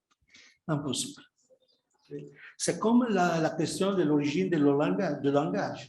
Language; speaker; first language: French; non-native, fluent; Italian